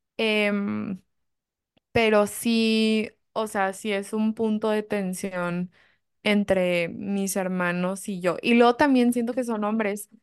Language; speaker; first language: Spanish; early bilingual, heritage; Spanish